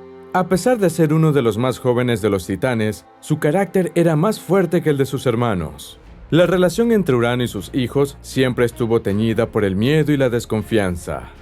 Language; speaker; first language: Spanish; native; Spanish